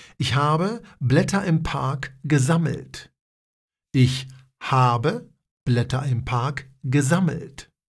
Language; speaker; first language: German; non-native, fluent; Polish